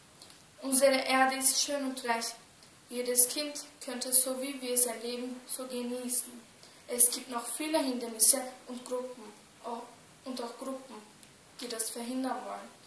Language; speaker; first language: German; early bilingual, other home language; Turkish